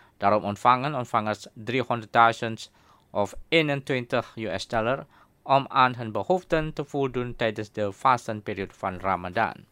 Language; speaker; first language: Dutch; non-native, fluent; Indonesian